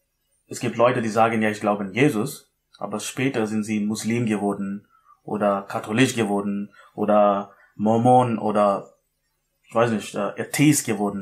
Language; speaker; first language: German; non-native, learner; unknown